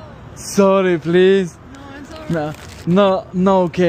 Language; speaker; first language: English; non-native, learner; Tajik